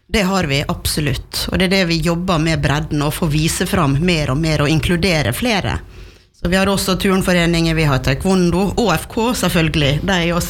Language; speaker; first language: Norwegian; native; Norwegian